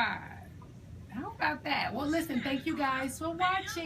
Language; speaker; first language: English; native; English